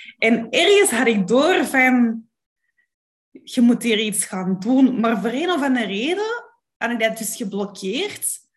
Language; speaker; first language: Dutch; native; Dutch